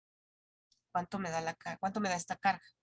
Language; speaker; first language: Spanish; native; Spanish